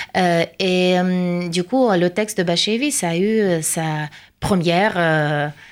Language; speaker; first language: French; non-native, fluent; Russian